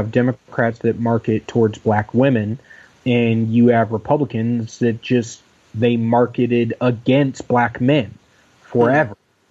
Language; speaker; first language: English; native; English